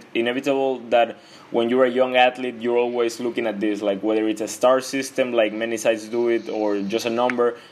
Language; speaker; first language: English; non-native, fluent; Spanish